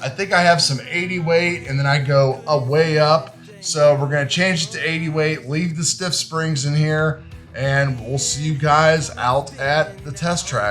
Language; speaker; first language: English; native; English